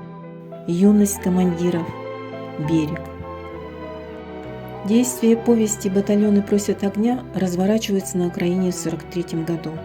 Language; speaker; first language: Russian; native; Russian